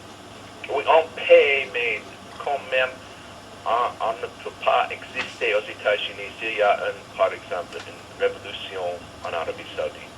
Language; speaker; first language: French; non-native, fluent; English